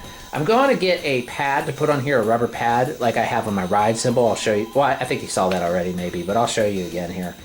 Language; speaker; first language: English; native; English